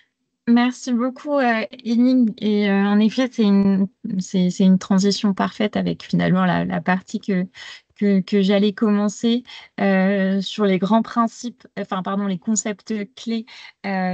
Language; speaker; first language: French; native; French